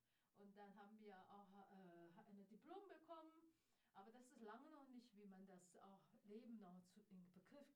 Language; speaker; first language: German; non-native, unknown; Chinese